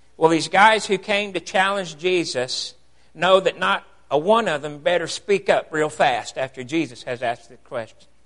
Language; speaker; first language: English; native; English